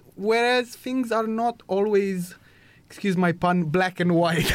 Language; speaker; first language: English; non-native, fluent; Romanian